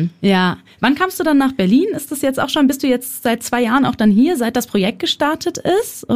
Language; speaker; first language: German; native; German